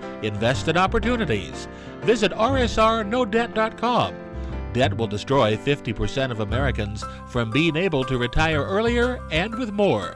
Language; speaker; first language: English; native; English